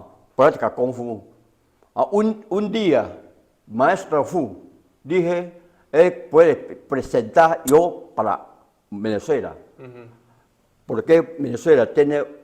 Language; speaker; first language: Spanish; non-native, learner; Chinese